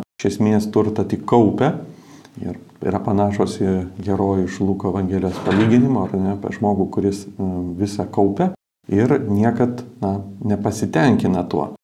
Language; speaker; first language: Lithuanian; native; Lithuanian